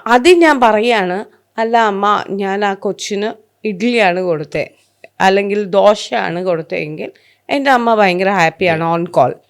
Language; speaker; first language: Malayalam; non-native, local second language; Hindi